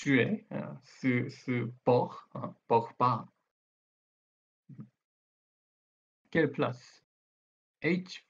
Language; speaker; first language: French; non-native, learner; Korean